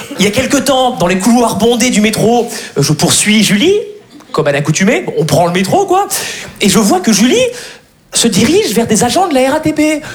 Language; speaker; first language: French; native; French